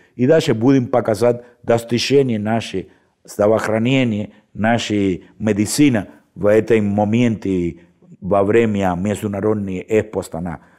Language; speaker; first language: Russian; non-native, fluent; Spanish